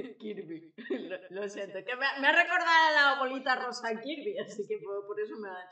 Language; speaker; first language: Spanish; native; Spanish